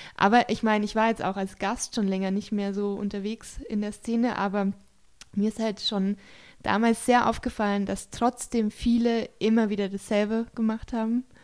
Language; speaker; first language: German; native; German